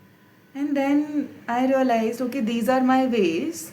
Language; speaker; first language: English; non-native, local second language; Hindi